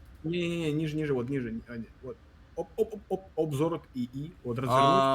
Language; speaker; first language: Russian; native; Russian